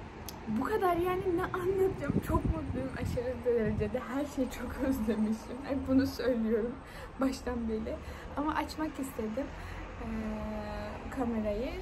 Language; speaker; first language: Turkish; early bilingual, heritage; Turkish